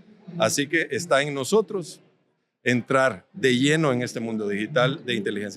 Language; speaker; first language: Spanish; native; Spanish